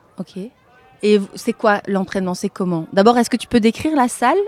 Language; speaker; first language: French; native; French